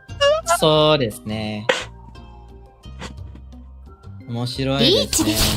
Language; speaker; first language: Japanese; non-native, learner; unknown